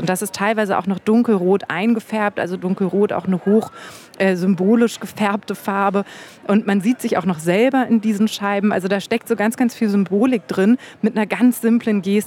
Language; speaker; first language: German; native; German